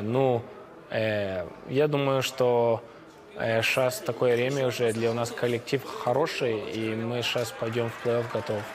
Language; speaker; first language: Russian; early bilingual, heritage; Russian